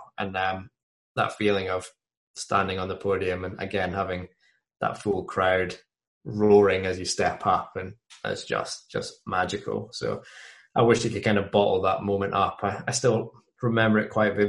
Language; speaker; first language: English; native; English